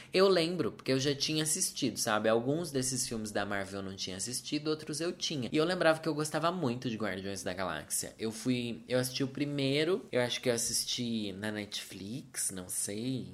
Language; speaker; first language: Portuguese; native; Portuguese